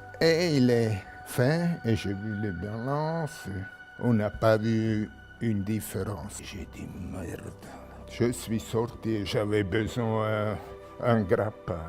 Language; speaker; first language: French; non-native, local second language; German